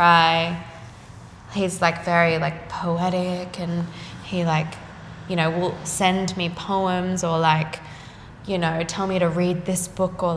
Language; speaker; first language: English; non-native, local second language; Japanese